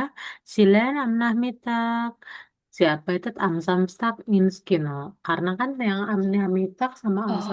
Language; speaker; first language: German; non-native, learner; Indonesian